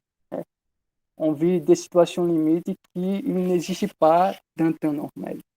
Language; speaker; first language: French; non-native, learner; Portuguese